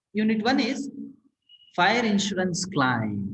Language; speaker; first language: English; non-native, local second language; Kannada